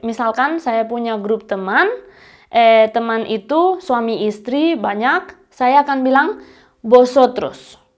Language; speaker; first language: Indonesian; non-native, fluent; Spanish